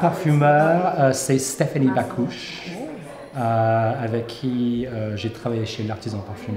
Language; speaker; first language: French; non-native, fluent; English